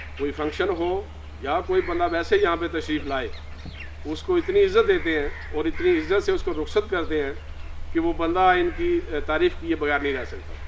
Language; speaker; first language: Urdu; non-native, local second language; Punjabi